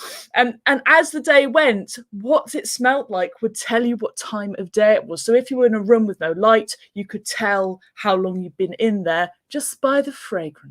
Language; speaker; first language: English; native; English